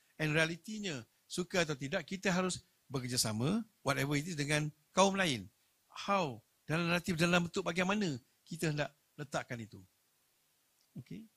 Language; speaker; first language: Malay; native; Malay